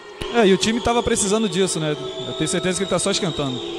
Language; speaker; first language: Portuguese; native; Portuguese